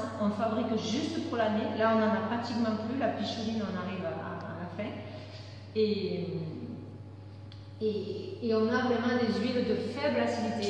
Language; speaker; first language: French; native; French